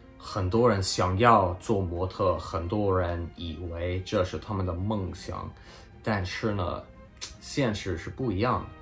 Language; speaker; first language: Chinese; early bilingual, heritage; Chinese